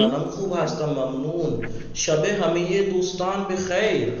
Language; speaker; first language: Persian; non-native, fluent; Urdu